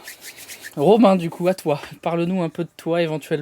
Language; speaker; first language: French; native; French